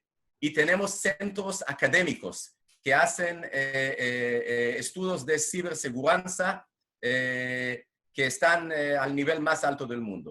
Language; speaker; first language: Spanish; non-native, fluent; Hebrew